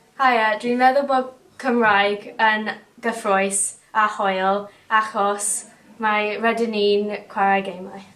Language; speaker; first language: Welsh; non-native, local second language; English